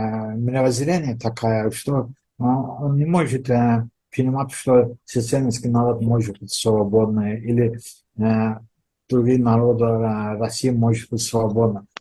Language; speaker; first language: Russian; non-native, fluent; Azerbaijani